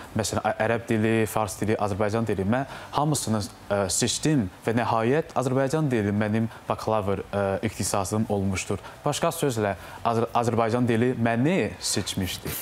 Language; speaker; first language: Azerbaijani; non-native, fluent; Chinese